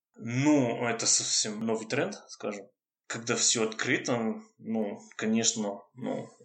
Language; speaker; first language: Russian; non-native, fluent; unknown